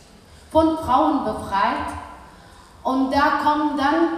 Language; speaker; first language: German; early bilingual, other home language; Kurdish